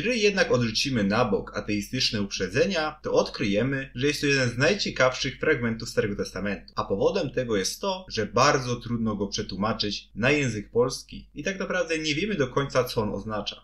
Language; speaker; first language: Polish; native; Polish